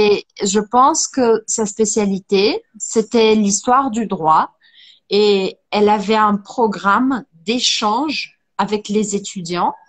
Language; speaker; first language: French; non-native, fluent; Portuguese